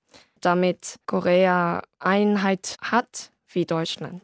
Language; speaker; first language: German; non-native, learner; Korean